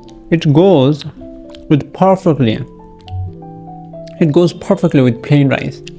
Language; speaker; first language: English; non-native, local second language; Bangla